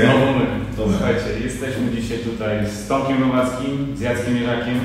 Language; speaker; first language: Polish; native; Polish